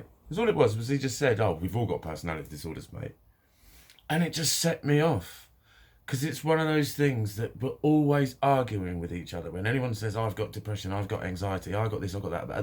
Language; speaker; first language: English; native; English